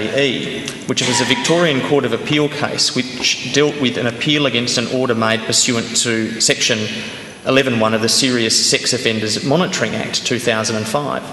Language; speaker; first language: English; native; English